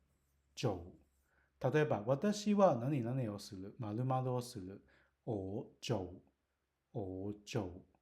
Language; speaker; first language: Japanese; non-native, learner; Cantonese